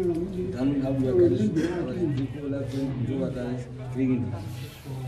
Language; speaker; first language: German; non-native, learner; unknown